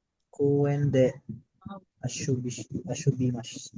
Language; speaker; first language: Japanese; non-native, learner; Filipino